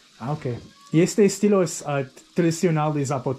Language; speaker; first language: Spanish; non-native, learner; English